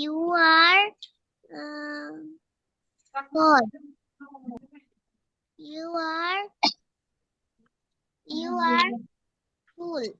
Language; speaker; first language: English; non-native, learner; Bangla